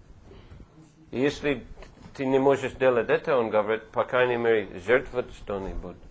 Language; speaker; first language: Russian; non-native, fluent; English